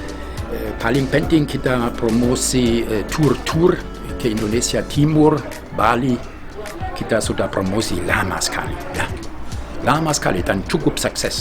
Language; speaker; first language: Indonesian; non-native, fluent; German